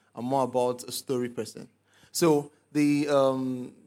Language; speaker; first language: English; non-native, local second language; Igbo